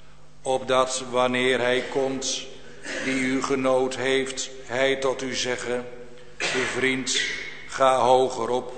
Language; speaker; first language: Dutch; native; Dutch